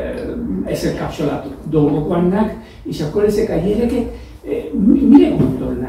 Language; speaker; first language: Hungarian; non-native, fluent; Spanish